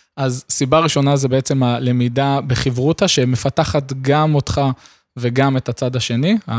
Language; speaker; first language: Hebrew; native; Hebrew